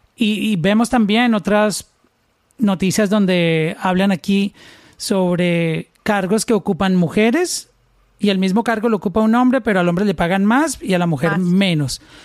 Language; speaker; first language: Spanish; native; Spanish